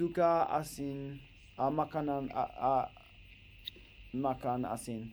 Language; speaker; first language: Indonesian; non-native, learner; English